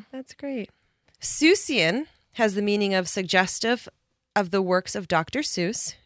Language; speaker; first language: English; early bilingual, other home language; Polish